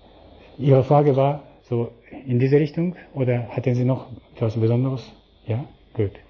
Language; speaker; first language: German; non-native, fluent; Japanese